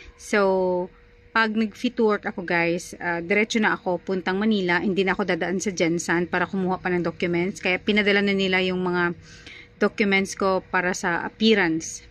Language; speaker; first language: Filipino; non-native, local second language; Hiligaynon